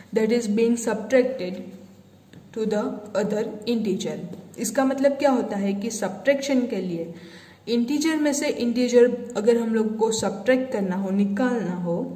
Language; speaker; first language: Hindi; non-native, local second language; Gujarati